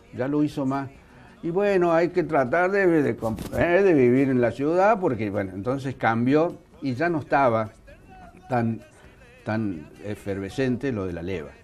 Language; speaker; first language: Spanish; native; Spanish